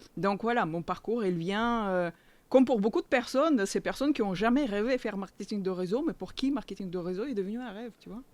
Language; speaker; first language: French; non-native, fluent; Russian